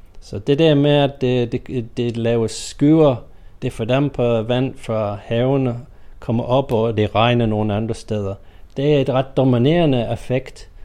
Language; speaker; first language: Danish; non-native, fluent; English